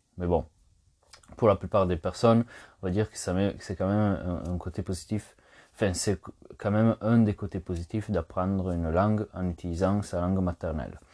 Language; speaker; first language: French; native; French